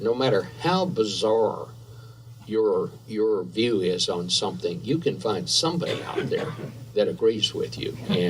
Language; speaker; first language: English; native; English